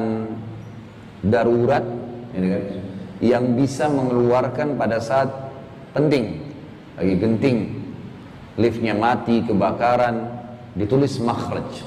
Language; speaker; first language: Indonesian; native; Indonesian